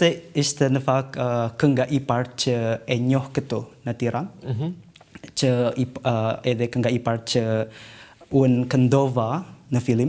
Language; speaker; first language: Albanian; non-native, learner; Indonesian